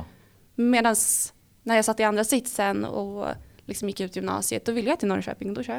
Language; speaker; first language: Swedish; native; Swedish